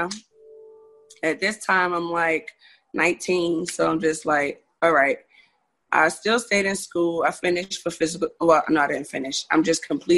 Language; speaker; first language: English; native; English